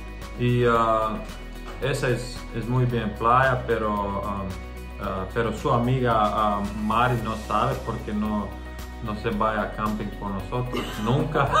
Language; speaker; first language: Spanish; non-native, learner; Croatian